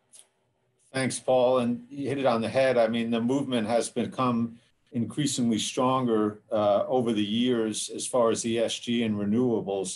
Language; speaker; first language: English; native; English